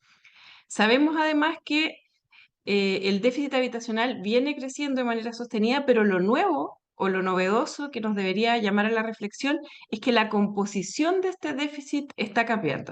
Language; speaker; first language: Spanish; native; Spanish